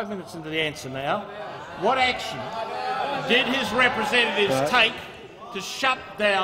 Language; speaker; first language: English; native; English